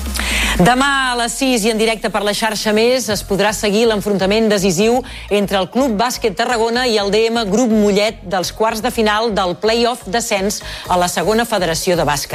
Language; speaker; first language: Catalan; native; Catalan